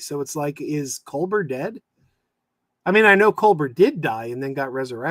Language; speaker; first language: English; native; English